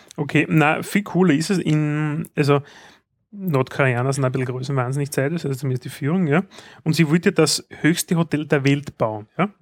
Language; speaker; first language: German; native; German